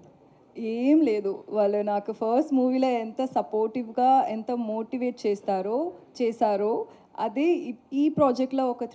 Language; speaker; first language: Telugu; non-native, learner; Tamil